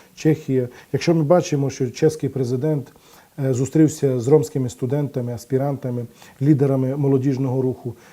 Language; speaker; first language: Ukrainian; non-native, local second language; Romany